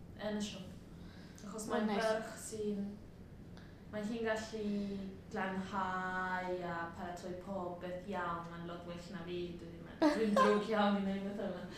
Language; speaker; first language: Welsh; non-native, learner; Spanish